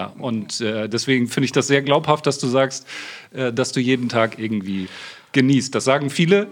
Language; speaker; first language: German; native; German